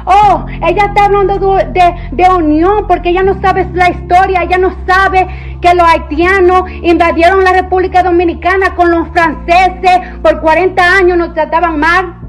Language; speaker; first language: Spanish; early bilingual, heritage; Spanish